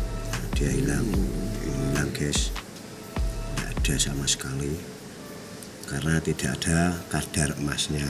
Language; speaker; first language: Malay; non-native, local second language; Javanese